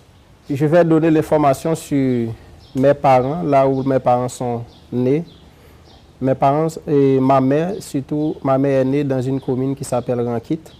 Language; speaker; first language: French; non-native, local second language; Haitian Creole